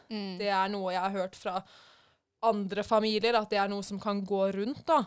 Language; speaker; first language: Norwegian; early bilingual, other home language; Persian